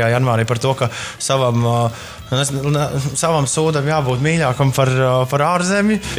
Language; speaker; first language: Latvian; native; Latvian